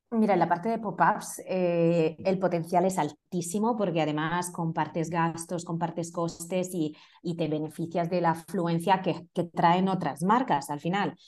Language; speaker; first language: Spanish; non-native, fluent; Italian